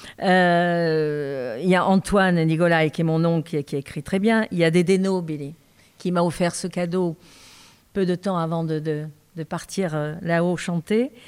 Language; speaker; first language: French; native; French